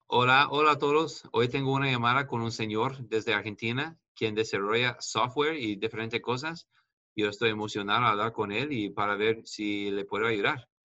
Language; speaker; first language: Spanish; non-native, fluent; English